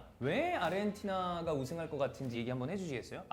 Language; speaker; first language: Korean; native; Korean